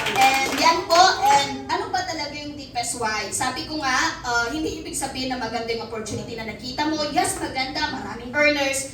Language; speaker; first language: Filipino; non-native, local second language; Cebuano